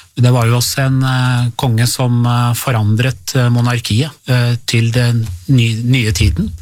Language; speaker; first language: Norwegian; early bilingual, other home language; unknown